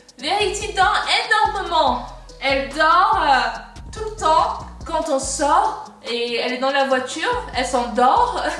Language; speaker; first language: French; non-native, fluent; English